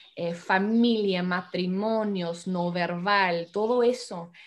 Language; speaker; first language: Spanish; non-native, fluent; English